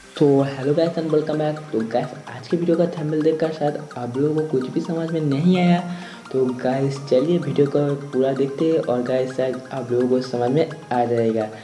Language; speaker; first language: Hindi; non-native, local second language; Bangla